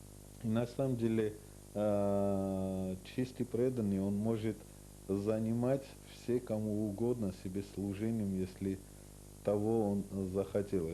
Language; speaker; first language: Russian; non-native, local second language; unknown